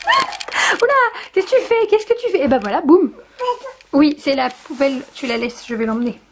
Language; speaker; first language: French; native; French